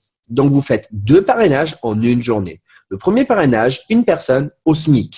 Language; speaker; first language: French; native; French